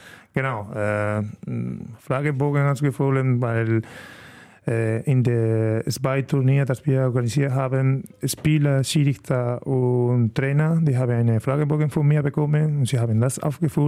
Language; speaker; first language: German; non-native, learner; Spanish